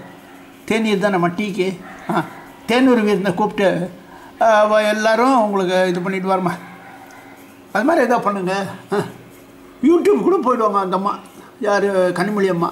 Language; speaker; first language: Tamil; non-native, local second language; Telugu